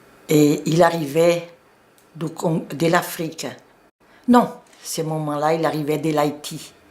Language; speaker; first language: French; non-native, fluent; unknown